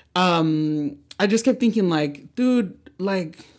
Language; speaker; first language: English; early bilingual, other home language; Spanish